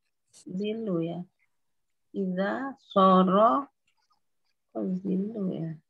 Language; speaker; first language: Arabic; non-native, learner; Indonesian